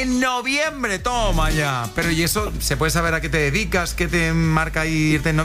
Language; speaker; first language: Spanish; native; Spanish